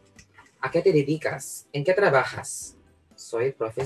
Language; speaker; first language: Spanish; non-native, fluent; Filipino